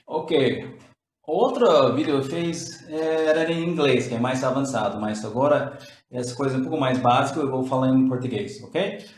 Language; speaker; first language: Portuguese; non-native, learner; English